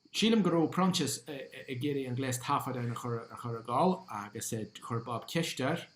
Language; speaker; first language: Irish; non-native, local second language; English